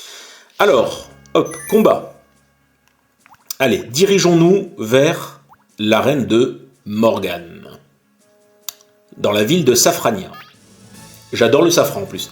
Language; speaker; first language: French; native; French